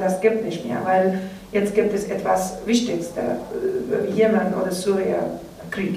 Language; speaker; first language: German; non-native, learner; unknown